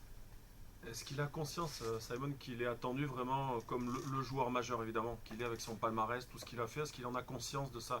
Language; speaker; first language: French; native; French